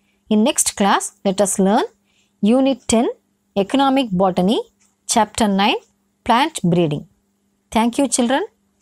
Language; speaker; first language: English; non-native, local second language; Tamil